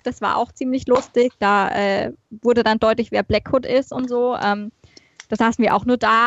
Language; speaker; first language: German; native; German